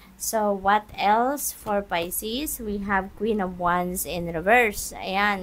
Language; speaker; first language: English; non-native, local second language; Filipino